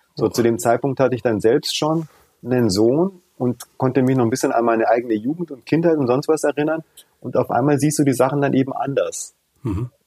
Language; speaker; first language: German; early bilingual, other home language; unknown